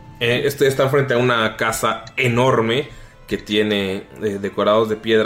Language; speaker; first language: Spanish; native; Spanish